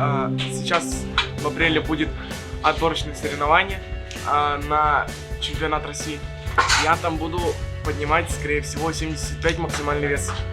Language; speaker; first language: Russian; native; Russian